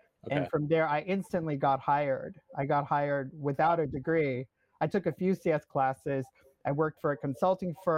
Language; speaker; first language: English; native; English